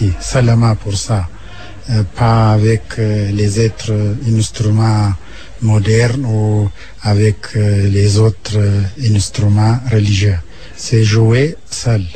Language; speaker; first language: French; non-native, learner; Amharic